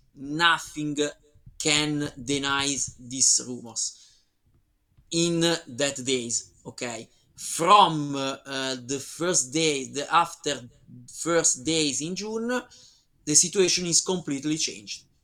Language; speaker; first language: English; non-native, learner; Italian